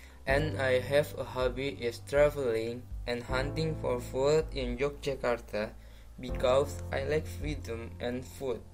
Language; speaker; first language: English; non-native, learner; Indonesian